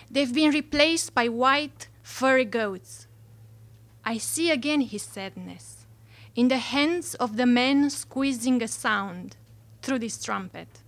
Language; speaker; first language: English; non-native, fluent; Romanian